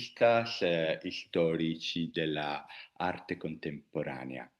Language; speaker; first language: Spanish; non-native, learner; Italian